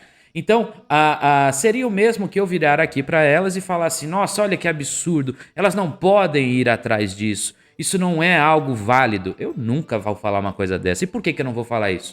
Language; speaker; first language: Portuguese; native; Portuguese